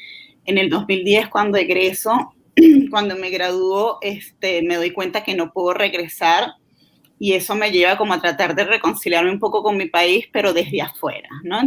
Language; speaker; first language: Spanish; native; Spanish